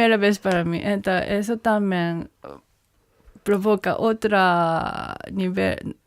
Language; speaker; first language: Spanish; non-native, learner; Japanese